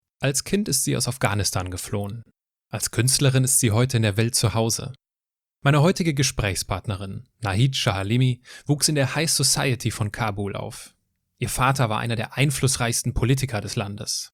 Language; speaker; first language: German; native; German